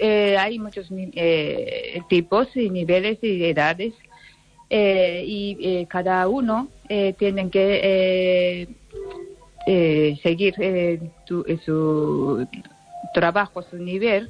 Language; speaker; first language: Spanish; non-native, learner; Japanese